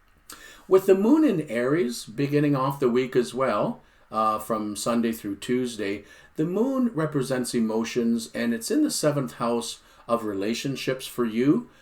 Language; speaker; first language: English; native; English